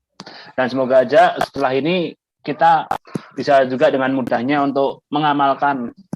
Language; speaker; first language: Indonesian; native; Indonesian